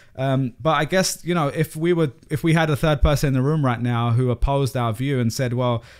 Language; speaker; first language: English; native; English